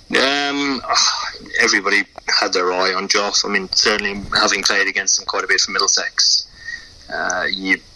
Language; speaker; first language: English; native; English